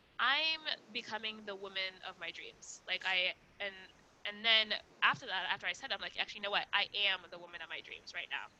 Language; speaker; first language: English; non-native, local second language; Kinyarwanda